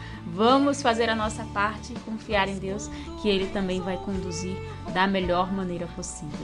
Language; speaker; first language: Portuguese; native; Portuguese